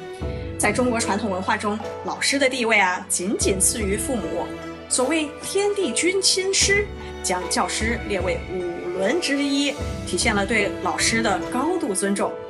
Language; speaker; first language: Chinese; native; Chinese